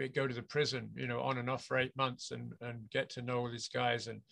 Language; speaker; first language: English; native; English